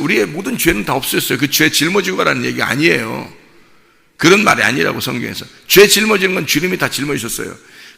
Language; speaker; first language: Korean; native; Korean